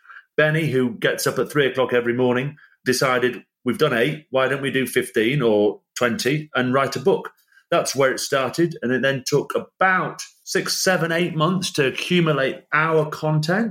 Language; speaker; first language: English; native; English